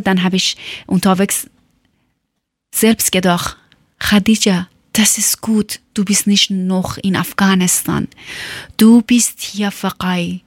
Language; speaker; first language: German; non-native, learner; Persian